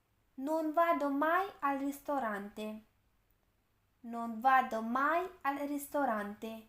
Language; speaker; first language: Italian; non-native, fluent; Urdu